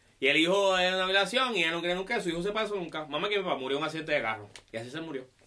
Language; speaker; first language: Spanish; early bilingual, heritage; Spanish